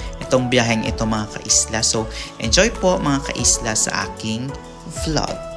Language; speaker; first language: Filipino; non-native, local second language; Bikol